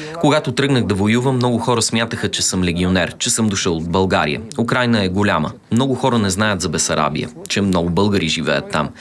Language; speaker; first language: Bulgarian; early bilingual, heritage; Bulgarian